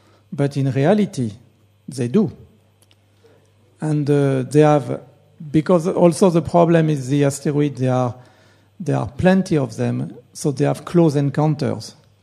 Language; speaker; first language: English; non-native, fluent; French